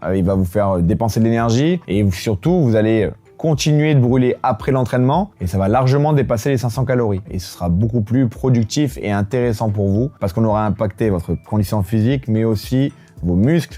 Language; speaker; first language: French; native; French